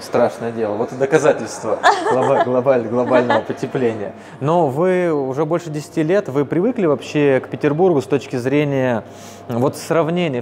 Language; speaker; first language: Russian; native; Russian